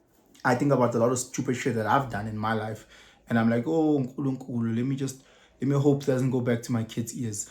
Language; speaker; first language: English; non-native, local second language; Zulu